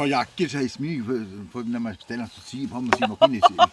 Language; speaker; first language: Swedish; native; Swedish